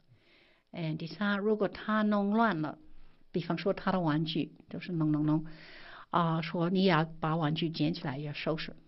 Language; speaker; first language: Chinese; non-native, fluent; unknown